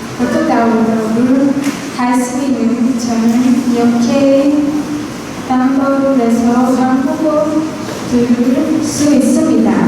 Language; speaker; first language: Korean; non-native, learner; Portuguese